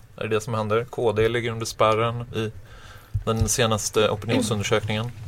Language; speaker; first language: Swedish; native; Swedish